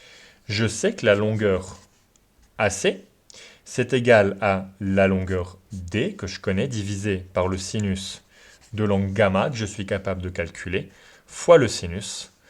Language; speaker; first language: French; native; French